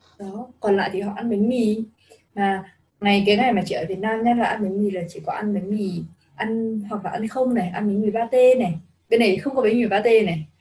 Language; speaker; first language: Vietnamese; native; Vietnamese